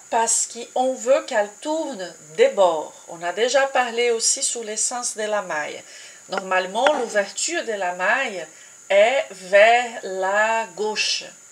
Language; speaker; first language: French; non-native, fluent; Portuguese